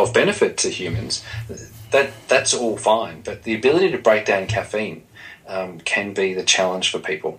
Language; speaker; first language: English; native; English